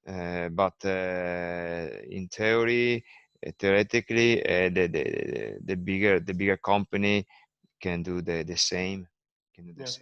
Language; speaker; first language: English; non-native, learner; Italian